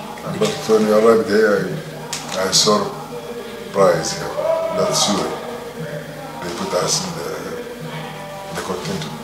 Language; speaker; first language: English; non-native, learner; Arabic